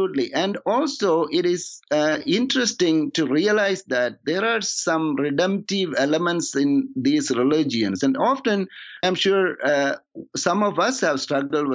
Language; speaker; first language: English; non-native, local second language; Malayalam